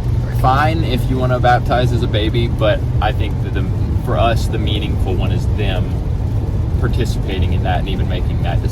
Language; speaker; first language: English; native; English